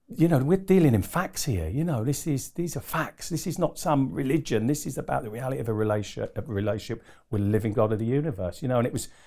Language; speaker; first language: English; native; English